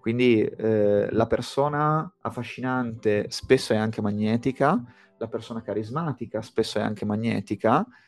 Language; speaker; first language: Italian; native; Italian